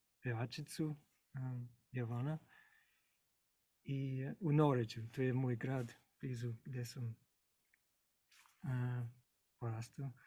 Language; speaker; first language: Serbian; non-native, learner; English